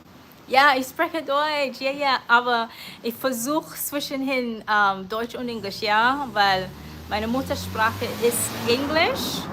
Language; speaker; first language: German; non-native, learner; English